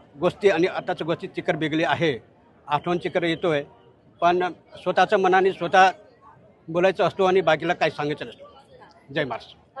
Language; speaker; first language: Marathi; non-native, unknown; Nepali